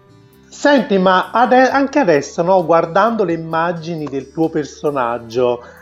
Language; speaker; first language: Italian; native; Italian